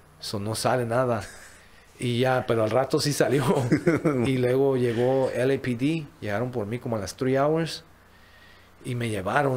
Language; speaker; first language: Spanish; early bilingual, heritage; Spanish